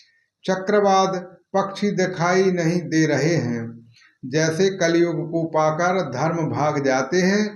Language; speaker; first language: Hindi; native; Hindi